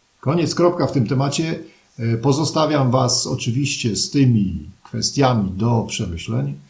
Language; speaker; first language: Polish; native; Polish